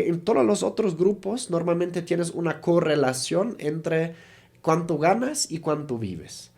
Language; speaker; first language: Spanish; native; Spanish